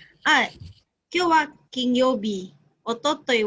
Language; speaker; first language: Japanese; non-native, fluent; Indonesian